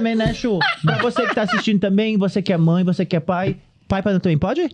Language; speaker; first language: Portuguese; native; Portuguese